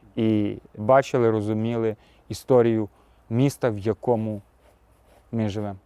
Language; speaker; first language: Ukrainian; native; Ukrainian